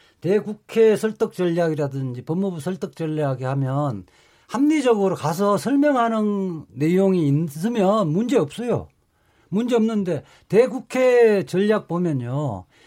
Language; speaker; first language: Korean; native; Korean